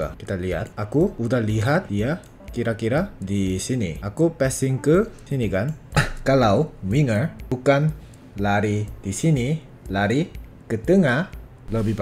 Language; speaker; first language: Indonesian; non-native, fluent; Korean